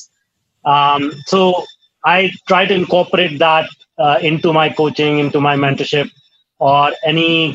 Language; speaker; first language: English; non-native, local second language; Hindi